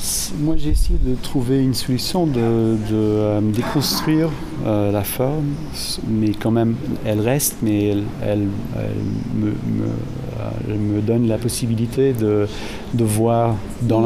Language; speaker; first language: French; non-native, fluent; German